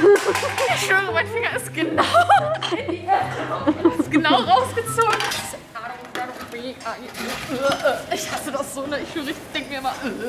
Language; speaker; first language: German; native; German